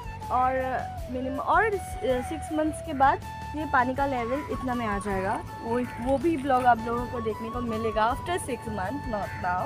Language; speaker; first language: Hindi; non-native, local second language; Assamese